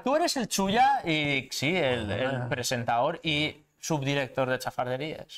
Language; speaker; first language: Spanish; non-native, local second language; Catalan